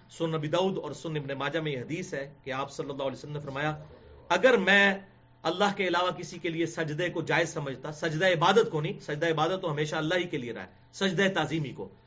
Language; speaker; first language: Urdu; non-native, local second language; Punjabi